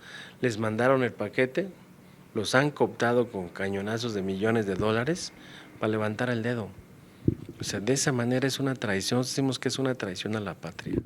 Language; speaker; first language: Spanish; native; Spanish